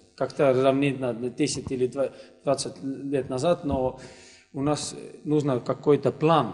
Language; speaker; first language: Russian; non-native, learner; Estonian